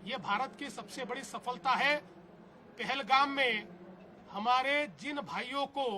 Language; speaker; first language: Hindi; non-native, local second language; Marathi